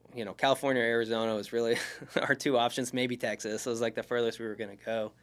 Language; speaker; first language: English; native; English